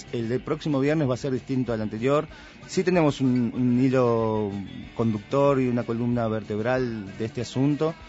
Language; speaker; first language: Spanish; native; Spanish